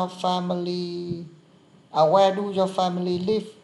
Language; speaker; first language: English; non-native, learner; Vietnamese